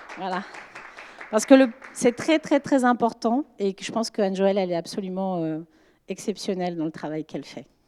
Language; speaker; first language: French; native; French